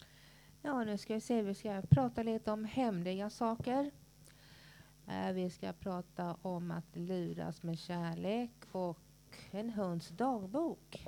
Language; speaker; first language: Swedish; native; Swedish